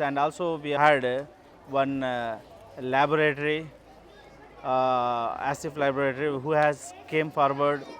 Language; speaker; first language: English; non-native, local second language; Hindi